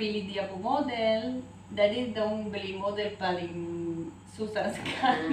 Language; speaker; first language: Indonesian; non-native, fluent; Dutch